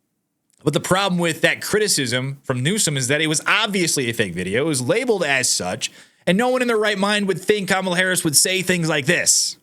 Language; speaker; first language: English; native; English